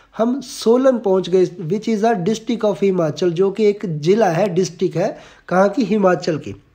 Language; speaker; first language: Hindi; non-native, local second language; Punjabi